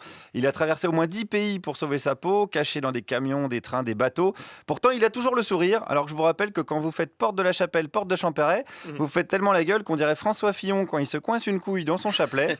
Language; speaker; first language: French; native; French